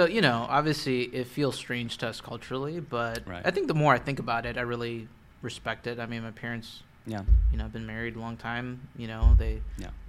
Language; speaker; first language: English; native; English